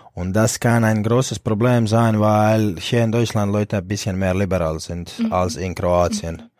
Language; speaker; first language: German; non-native, fluent; Croatian